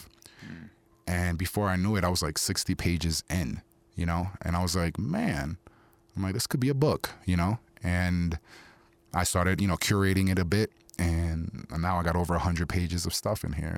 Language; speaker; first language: English; early bilingual, other home language; Spanish